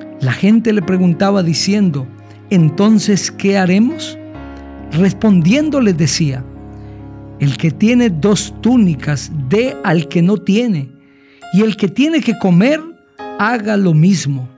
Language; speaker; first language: Spanish; native; Spanish